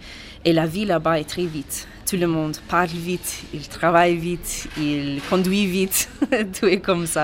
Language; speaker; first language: French; non-native, learner; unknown